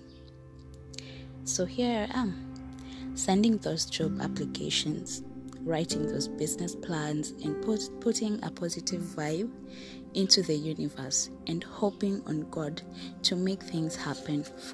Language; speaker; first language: English; non-native, local second language; Luo (Kenya and Tanzania)